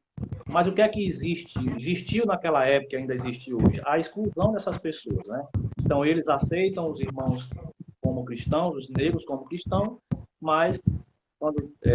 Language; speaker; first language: Portuguese; native; Portuguese